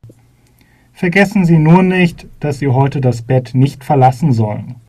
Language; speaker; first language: German; non-native, learner; Korean